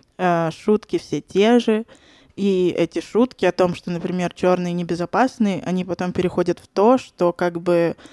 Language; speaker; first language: Russian; native; Russian